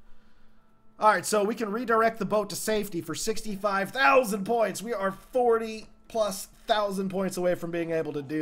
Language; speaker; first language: English; native; English